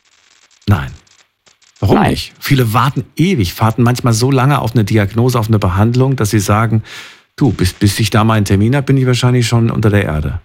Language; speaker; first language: German; native; German